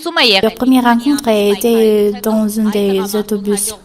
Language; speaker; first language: French; non-native, fluent; Armenian